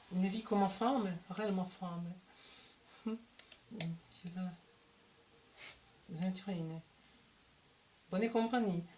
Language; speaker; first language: French; non-native, learner; German